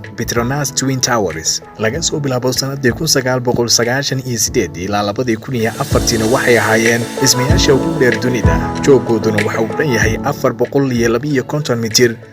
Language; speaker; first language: Somali; native; Somali